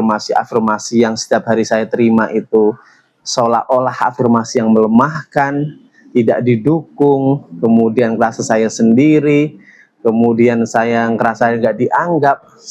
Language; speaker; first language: Indonesian; native; Indonesian